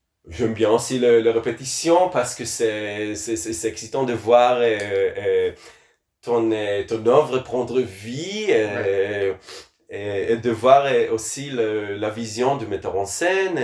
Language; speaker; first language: French; non-native, fluent; Hebrew